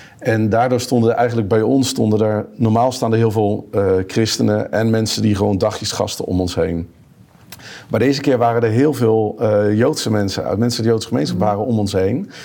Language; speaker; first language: Dutch; native; Dutch